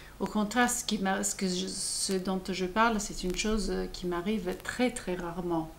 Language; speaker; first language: French; non-native, fluent; Italian